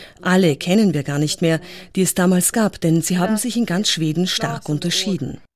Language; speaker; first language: German; non-native, learner; Swedish